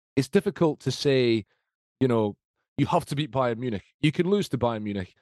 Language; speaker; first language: English; native; English